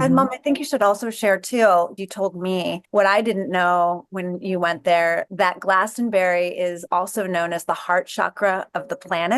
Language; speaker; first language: English; native; English